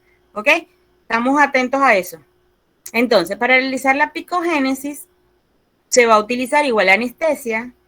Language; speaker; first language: Spanish; native; Spanish